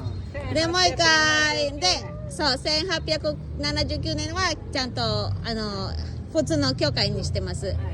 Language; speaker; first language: Japanese; non-native, fluent; Filipino